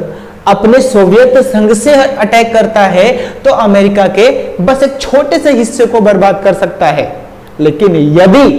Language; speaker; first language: Hindi; native; Hindi